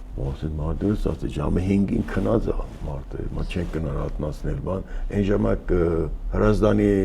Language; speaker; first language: Armenian; early bilingual, heritage; Armenian